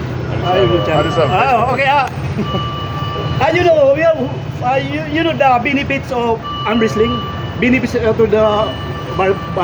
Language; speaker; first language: English; non-native, learner; Filipino